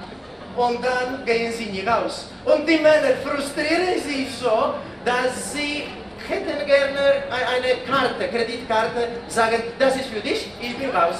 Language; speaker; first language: German; non-native, fluent; Polish